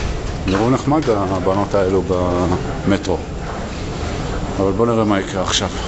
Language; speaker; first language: Hebrew; native; Hebrew